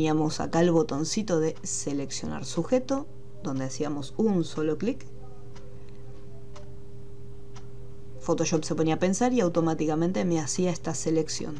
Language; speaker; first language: Spanish; native; Spanish